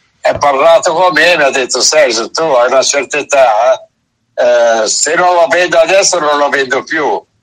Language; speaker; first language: Italian; non-native, fluent; Portuguese